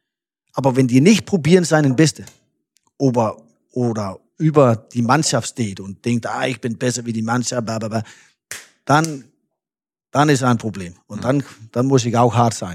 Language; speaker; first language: German; non-native, fluent; Danish